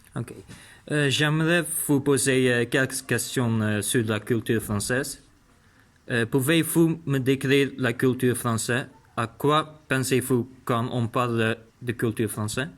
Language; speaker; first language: French; non-native, learner; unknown